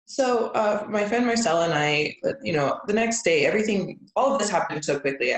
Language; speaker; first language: English; native; English